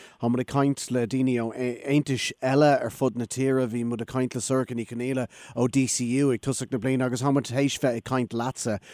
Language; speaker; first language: Irish; non-native, local second language; English